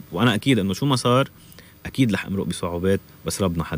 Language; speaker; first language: Arabic; native; Arabic